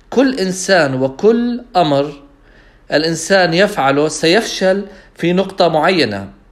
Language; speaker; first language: Arabic; non-native, fluent; English